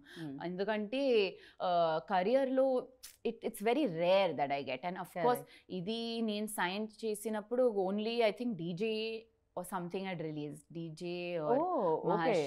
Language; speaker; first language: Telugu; non-native, learner; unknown